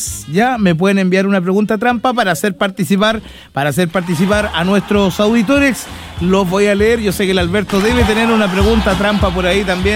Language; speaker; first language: Spanish; native; Spanish